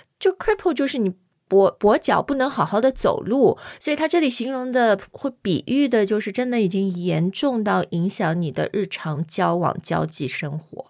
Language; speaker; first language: Chinese; native; Chinese